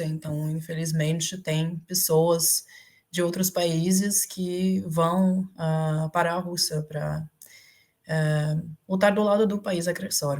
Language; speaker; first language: Portuguese; non-native, fluent; Ukrainian